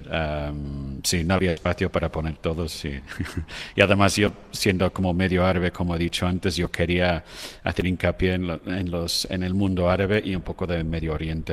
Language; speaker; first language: Spanish; non-native, fluent; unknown